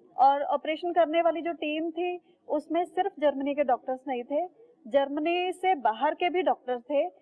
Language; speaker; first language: Hindi; native; Hindi